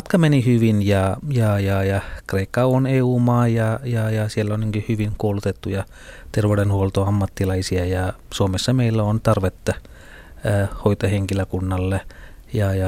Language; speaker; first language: Finnish; non-native, fluent; Tamil